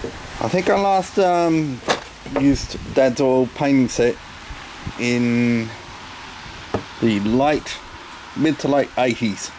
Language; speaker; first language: English; native; English